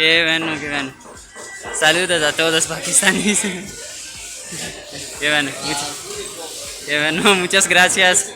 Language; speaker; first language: Spanish; non-native, learner; Urdu